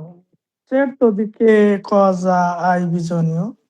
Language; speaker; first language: Italian; non-native, learner; Bangla